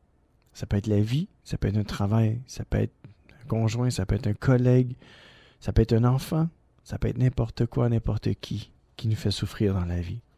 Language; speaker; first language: French; native; French